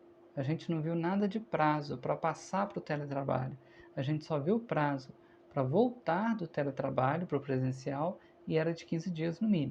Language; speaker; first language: Portuguese; native; Portuguese